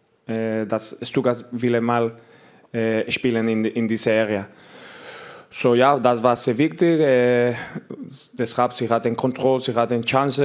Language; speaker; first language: German; non-native, learner; Spanish